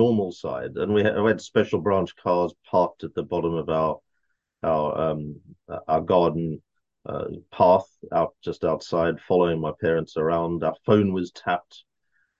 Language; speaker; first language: English; native; English